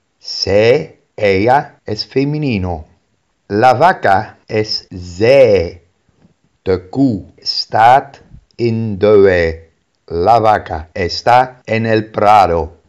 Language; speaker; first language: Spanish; non-native, fluent; Dutch